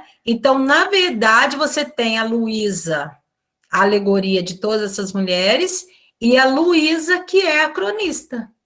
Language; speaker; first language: Portuguese; native; Portuguese